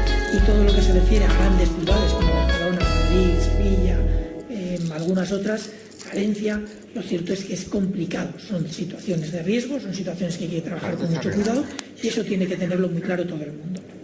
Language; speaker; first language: Spanish; native; Spanish